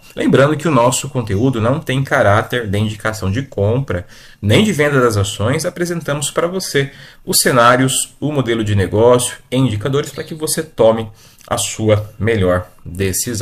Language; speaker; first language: Portuguese; native; Portuguese